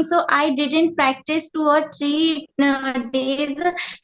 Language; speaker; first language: English; non-native, learner; Hindi